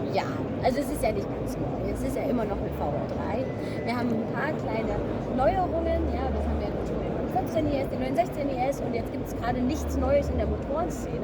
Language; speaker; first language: German; native; German